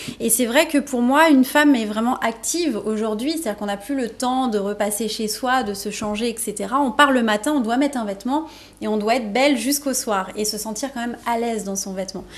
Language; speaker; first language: French; native; French